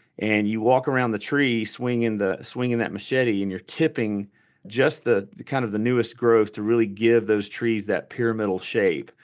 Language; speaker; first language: English; native; English